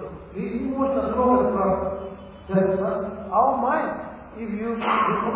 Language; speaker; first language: Russian; non-native, learner; Tibetan